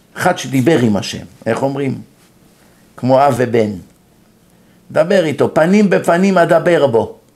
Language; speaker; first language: Hebrew; native; Hebrew